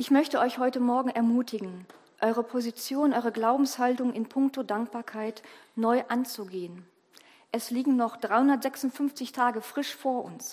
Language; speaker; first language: German; native; German